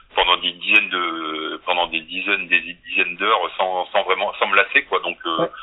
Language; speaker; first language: French; native; French